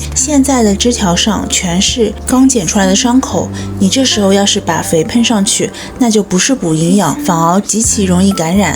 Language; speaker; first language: Chinese; native; Chinese